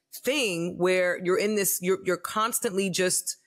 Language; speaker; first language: English; native; English